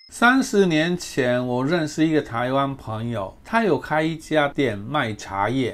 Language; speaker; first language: Chinese; non-native, fluent; Japanese